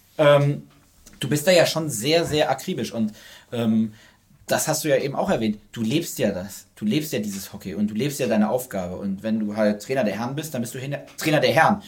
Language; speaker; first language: German; native; German